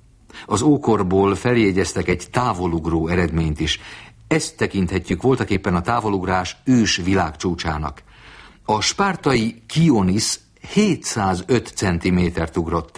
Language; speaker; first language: Hungarian; native; Hungarian